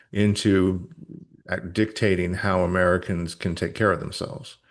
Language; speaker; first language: English; native; English